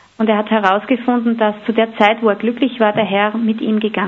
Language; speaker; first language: German; native; German